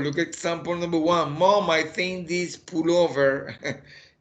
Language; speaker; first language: English; non-native, fluent; Spanish